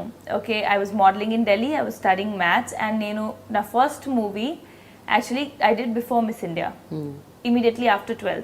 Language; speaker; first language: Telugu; non-native, local second language; Hindi